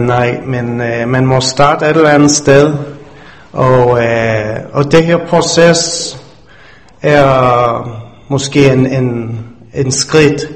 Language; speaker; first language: Danish; non-native, fluent; English